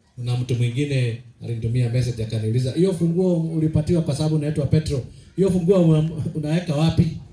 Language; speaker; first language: Swahili; non-native, local second language; Kikuyu